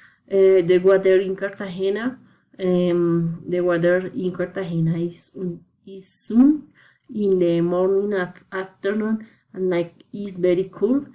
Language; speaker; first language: English; non-native, learner; Spanish